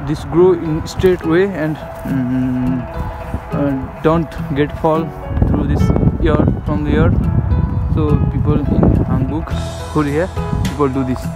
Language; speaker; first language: English; non-native, learner; Nepali